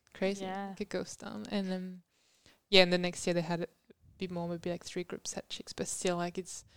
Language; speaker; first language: English; non-native, fluent; French